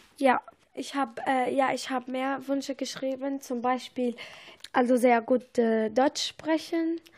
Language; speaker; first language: German; non-native, learner; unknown